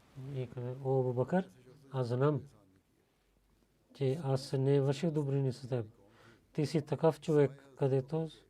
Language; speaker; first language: Bulgarian; non-native, learner; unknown